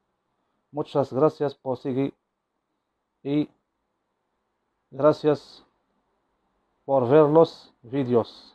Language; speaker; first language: Spanish; non-native, learner; Arabic